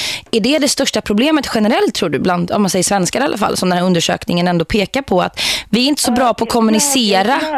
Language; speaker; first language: Swedish; native; Swedish